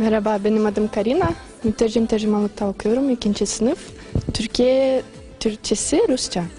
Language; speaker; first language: Turkish; non-native, fluent; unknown